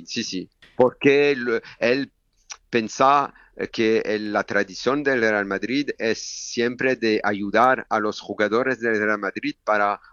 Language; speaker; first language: Spanish; non-native, learner; French